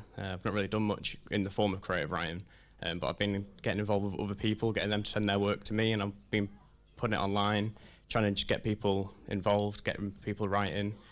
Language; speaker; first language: English; native; English